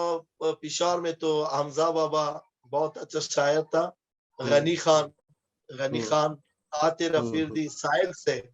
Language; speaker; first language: Hindi; non-native, fluent; Pashto